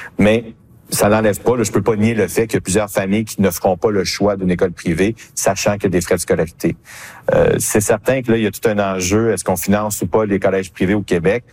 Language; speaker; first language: French; native; French